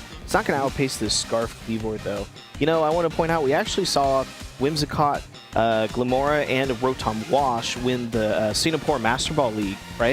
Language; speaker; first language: English; native; English